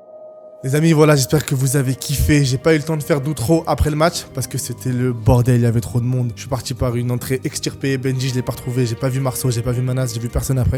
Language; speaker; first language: French; native; French